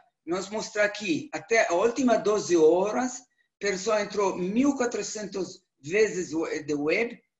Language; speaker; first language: Portuguese; non-native, learner; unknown